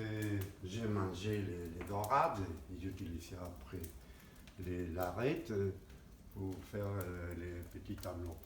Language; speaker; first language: French; non-native, fluent; Spanish